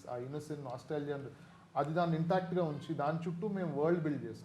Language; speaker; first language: Telugu; native; Telugu